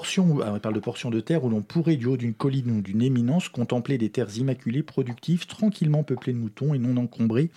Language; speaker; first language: French; native; French